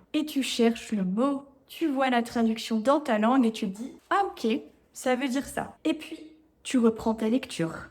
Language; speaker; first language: French; native; French